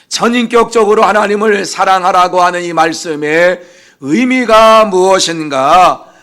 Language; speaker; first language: Korean; native; Korean